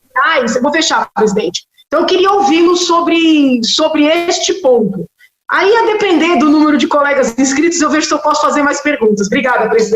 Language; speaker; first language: Portuguese; native; Portuguese